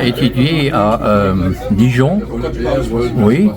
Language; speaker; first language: French; non-native, fluent; German